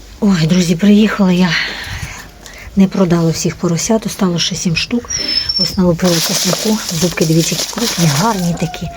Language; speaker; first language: Ukrainian; native; Ukrainian